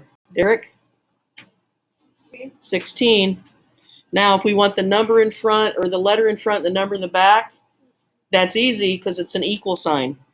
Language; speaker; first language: English; native; English